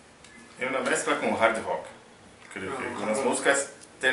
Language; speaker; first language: Spanish; non-native, learner; Portuguese